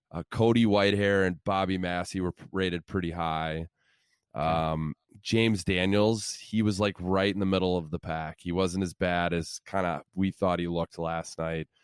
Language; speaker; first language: English; native; English